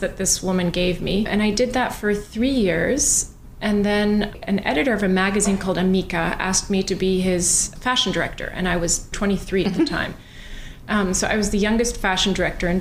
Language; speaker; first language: English; native; English